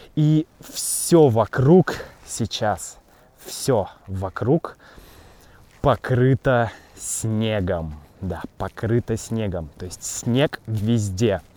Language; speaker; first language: Russian; native; Russian